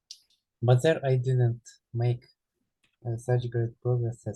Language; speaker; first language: English; non-native, learner; Ukrainian